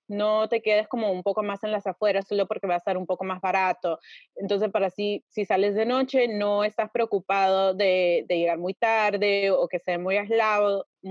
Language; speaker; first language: Spanish; early bilingual, heritage; Spanish